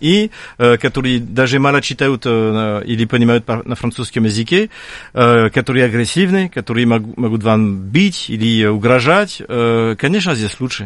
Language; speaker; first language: Russian; non-native, fluent; French